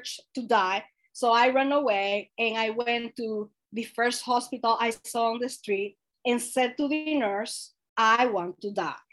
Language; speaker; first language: English; non-native, fluent; Spanish